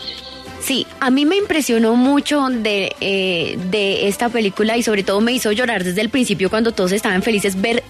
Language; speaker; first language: Spanish; native; Spanish